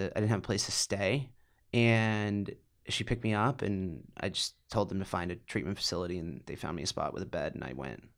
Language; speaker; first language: English; native; English